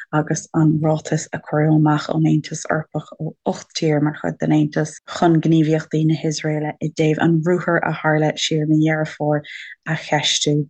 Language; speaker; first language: Irish; native; Irish